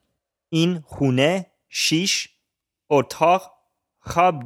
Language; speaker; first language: Persian; non-native, learner; English